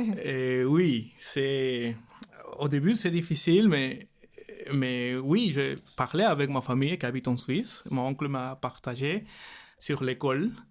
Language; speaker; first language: French; non-native, learner; Spanish